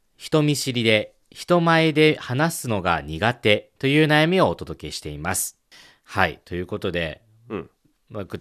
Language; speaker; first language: Japanese; non-native, fluent; Chinese